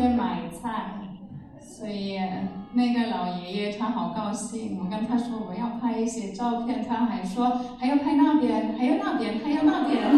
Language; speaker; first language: Chinese; non-native, fluent; German